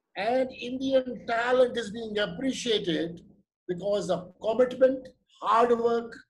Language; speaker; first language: English; non-native, local second language; Kashmiri